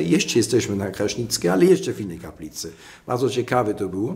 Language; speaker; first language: Polish; non-native, fluent; German